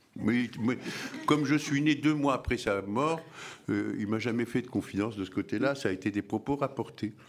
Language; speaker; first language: French; early bilingual, other home language; Arabic